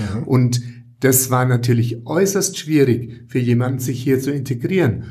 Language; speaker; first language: German; native; German